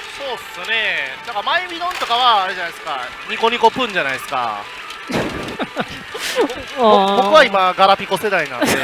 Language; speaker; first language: Japanese; native; Japanese